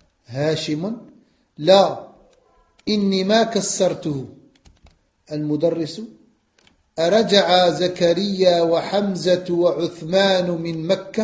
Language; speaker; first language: Arabic; non-native, fluent; French